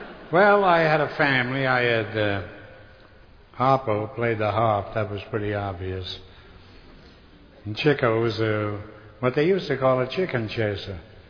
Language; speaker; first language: English; native; English